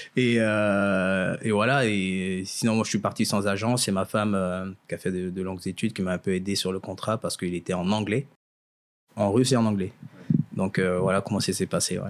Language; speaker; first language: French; early bilingual, other home language; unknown